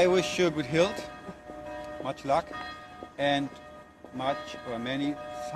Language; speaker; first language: English; non-native, learner; German